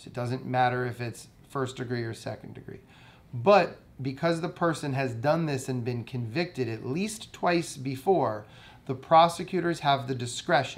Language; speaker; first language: English; native; English